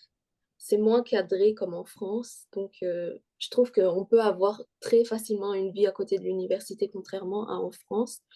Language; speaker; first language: French; early bilingual, heritage; French